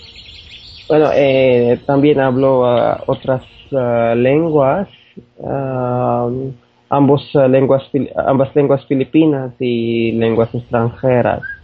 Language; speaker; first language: Spanish; non-native, fluent; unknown